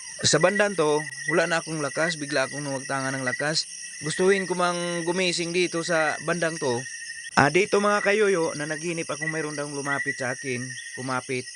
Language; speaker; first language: Filipino; non-native, local second language; Cebuano